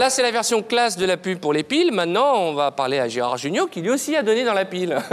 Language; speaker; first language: French; native; French